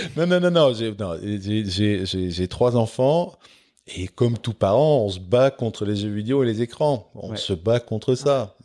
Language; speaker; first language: French; non-native, local second language; Dutch